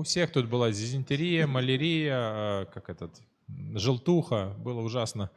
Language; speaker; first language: Russian; native; Russian